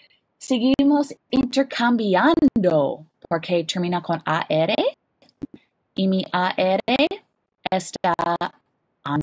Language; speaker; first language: Spanish; non-native, learner; English